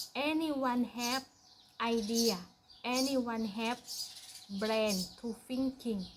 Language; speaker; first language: English; non-native, learner; Thai